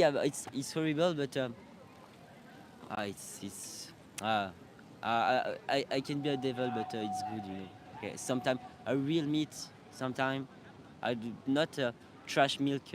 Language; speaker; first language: English; non-native, learner; French